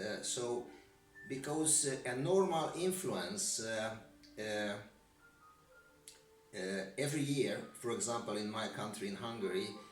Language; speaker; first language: English; non-native, learner; Hungarian